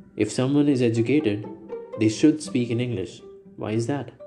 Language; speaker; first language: English; non-native, local second language; Malayalam